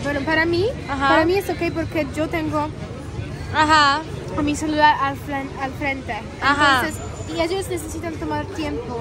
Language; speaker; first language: Spanish; non-native, learner; English